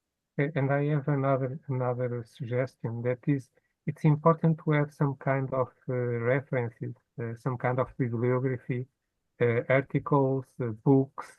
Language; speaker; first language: English; non-native, fluent; Portuguese